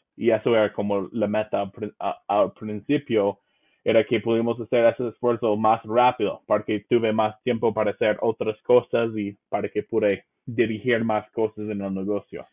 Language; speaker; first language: Spanish; non-native, fluent; English